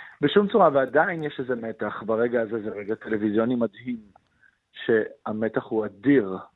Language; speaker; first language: Hebrew; native; Hebrew